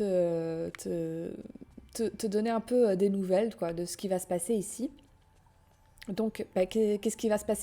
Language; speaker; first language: French; native; French